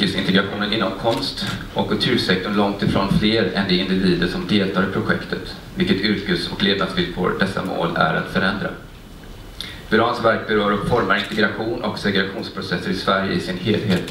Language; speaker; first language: Swedish; native; Swedish